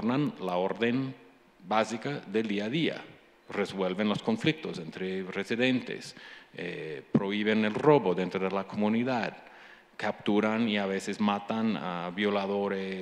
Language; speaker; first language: Spanish; non-native, fluent; English